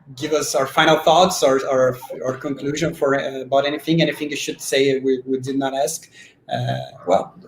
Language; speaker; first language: English; non-native, fluent; Portuguese